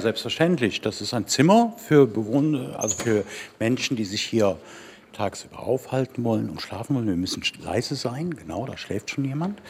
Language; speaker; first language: German; native; German